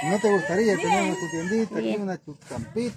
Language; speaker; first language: Spanish; native; Spanish